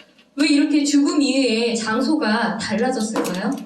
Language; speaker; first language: Korean; native; Korean